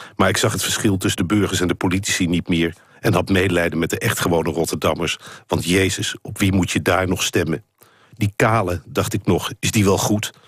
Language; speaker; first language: Dutch; native; Dutch